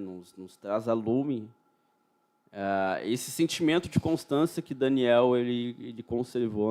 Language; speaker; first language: Portuguese; native; Portuguese